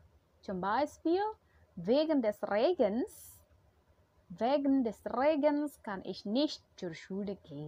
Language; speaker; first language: German; non-native, fluent; Indonesian